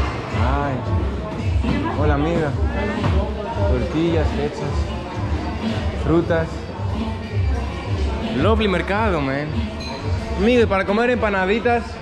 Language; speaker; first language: Spanish; non-native, learner; Greek